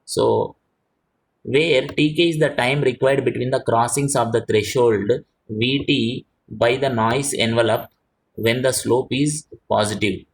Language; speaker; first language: English; non-native, local second language; Telugu